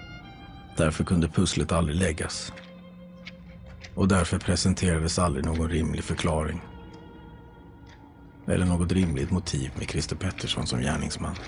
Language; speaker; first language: Swedish; native; Swedish